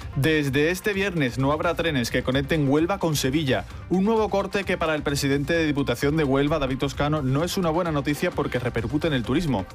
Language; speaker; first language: Spanish; native; Spanish